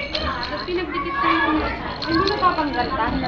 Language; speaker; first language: Filipino; native; Filipino